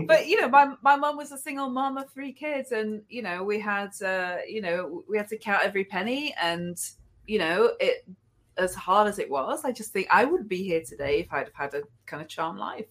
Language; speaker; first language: English; native; English